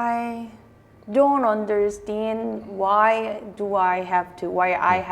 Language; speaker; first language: English; non-native, fluent; Korean